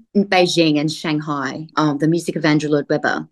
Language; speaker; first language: English; native; English